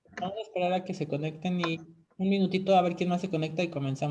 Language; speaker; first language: Spanish; native; Spanish